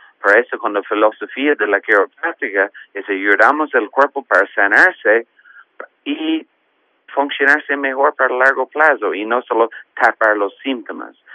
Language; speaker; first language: Spanish; non-native, fluent; English